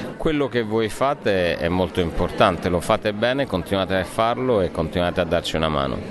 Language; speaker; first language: Italian; native; Italian